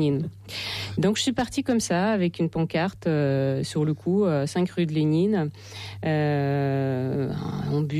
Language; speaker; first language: French; non-native, fluent; Russian